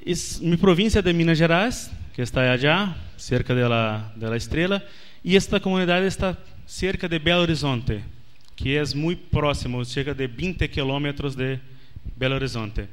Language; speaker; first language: Spanish; non-native, learner; Portuguese